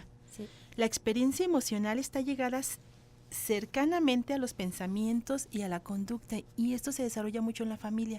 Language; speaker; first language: Spanish; native; Spanish